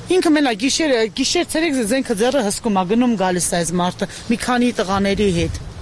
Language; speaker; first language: Armenian; native; Armenian